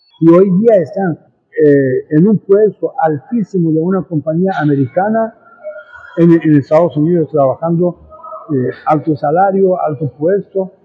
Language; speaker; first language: Spanish; non-native, fluent; Persian